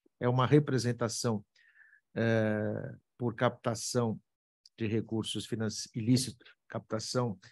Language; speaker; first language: Portuguese; native; Portuguese